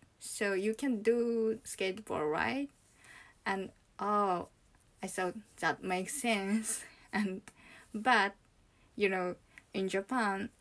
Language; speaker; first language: English; non-native, learner; Japanese